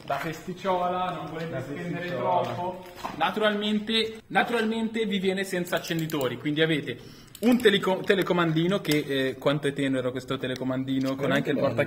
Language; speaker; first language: Italian; native; Italian